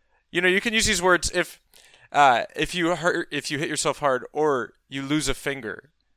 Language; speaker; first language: English; native; English